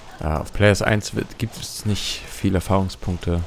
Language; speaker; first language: German; native; German